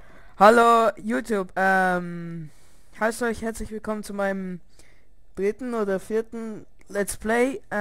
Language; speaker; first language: German; early bilingual, other home language; Russian